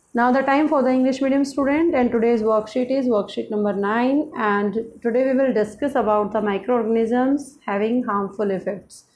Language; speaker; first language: English; non-native, local second language; Hindi